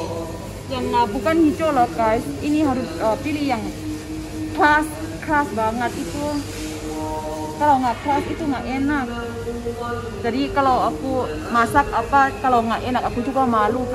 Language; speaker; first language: Indonesian; non-native, fluent; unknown